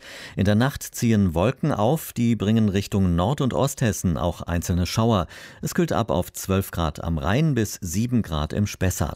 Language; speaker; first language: German; native; German